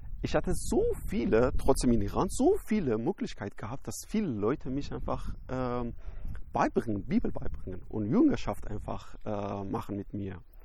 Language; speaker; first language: German; non-native, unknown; Persian